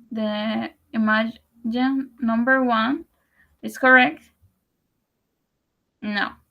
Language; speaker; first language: English; non-native, learner; Spanish